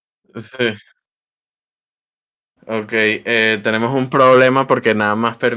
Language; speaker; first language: Spanish; native; Spanish